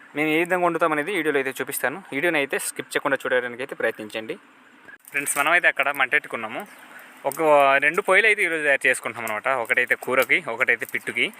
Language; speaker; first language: Telugu; non-native, local second language; Odia